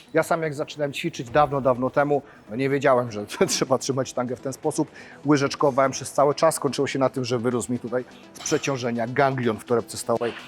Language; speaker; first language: Polish; native; Polish